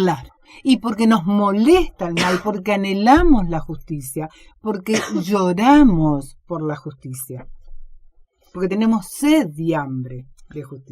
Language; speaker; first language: Spanish; native; Spanish